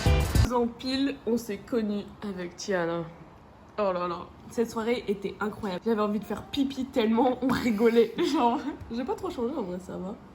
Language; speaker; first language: French; native; French